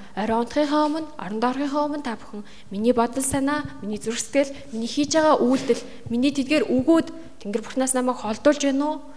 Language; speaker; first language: Mongolian; native; Mongolian